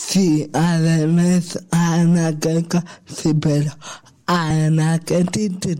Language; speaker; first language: Catalan; non-native, local second language; Spanish